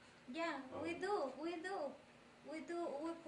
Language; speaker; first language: English; non-native, learner; Spanish